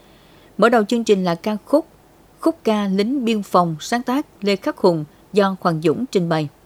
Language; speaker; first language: Vietnamese; native; Vietnamese